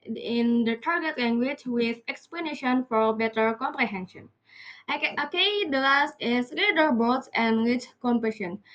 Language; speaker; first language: English; non-native, learner; Indonesian